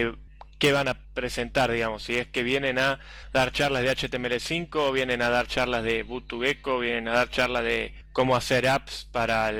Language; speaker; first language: Spanish; native; Spanish